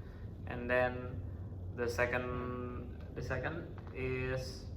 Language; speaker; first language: English; non-native, learner; Indonesian